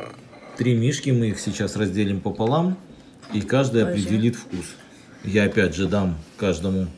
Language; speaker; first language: Russian; native; Russian